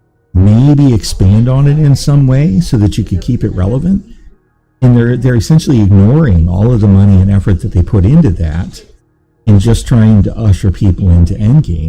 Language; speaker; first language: English; native; English